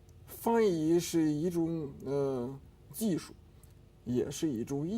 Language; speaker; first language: Chinese; non-native, fluent; Russian